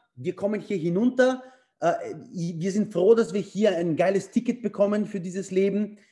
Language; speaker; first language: German; early bilingual, other home language; Bulgarian